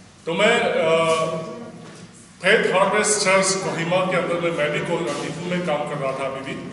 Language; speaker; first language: Hindi; non-native, local second language; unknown